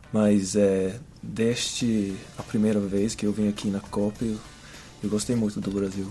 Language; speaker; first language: Portuguese; non-native, fluent; English